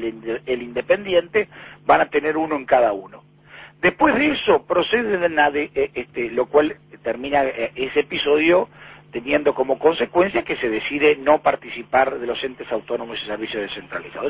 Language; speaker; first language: Spanish; native; Spanish